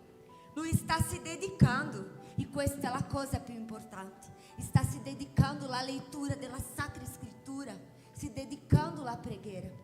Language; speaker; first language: Italian; non-native, fluent; Portuguese